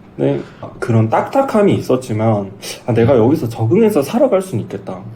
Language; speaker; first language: Korean; native; Korean